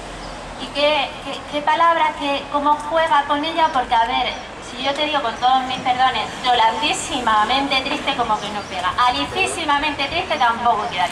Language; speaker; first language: Spanish; native; Spanish